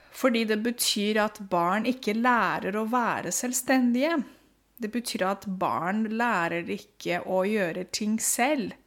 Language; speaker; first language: Norwegian; non-native, fluent; Romanian